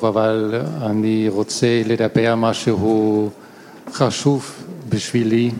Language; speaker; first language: Hebrew; non-native, learner; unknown